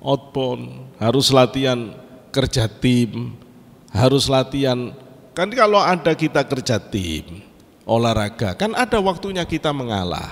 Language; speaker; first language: Indonesian; native; Indonesian